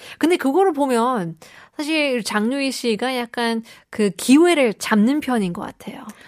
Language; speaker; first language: Korean; native; Korean